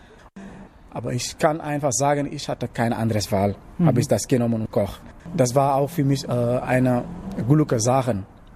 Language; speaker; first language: German; non-native, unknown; Wolof